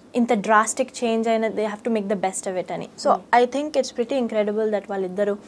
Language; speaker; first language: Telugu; early bilingual, heritage; Telugu